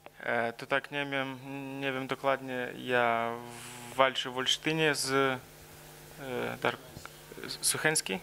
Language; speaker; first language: Polish; non-native, learner; Russian